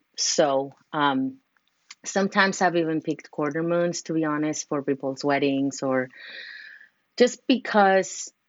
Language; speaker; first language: English; non-native, fluent; Spanish